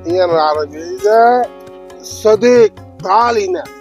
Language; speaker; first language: Arabic; non-native, learner; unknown